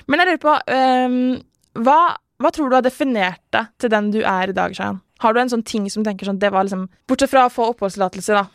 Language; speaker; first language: Norwegian; native; Norwegian